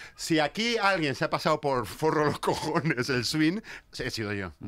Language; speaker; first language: Spanish; native; Spanish